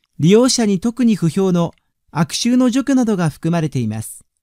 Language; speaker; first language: Japanese; native; Japanese